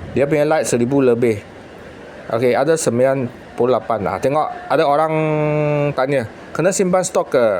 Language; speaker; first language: Malay; non-native, local second language; Chinese